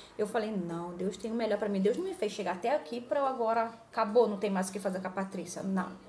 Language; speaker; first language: Portuguese; native; Portuguese